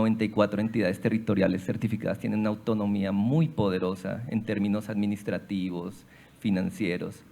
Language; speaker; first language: Spanish; native; Spanish